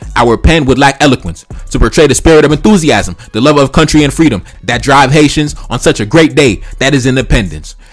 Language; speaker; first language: English; early bilingual, other home language; Haitian Creole